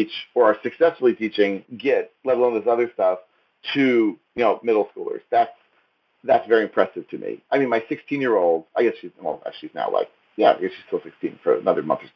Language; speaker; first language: English; native; English